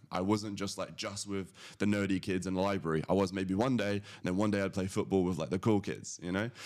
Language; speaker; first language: English; early bilingual, other home language; Latvian